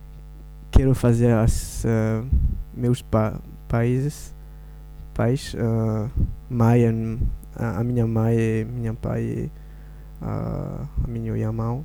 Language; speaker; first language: Portuguese; non-native, learner; Morisyen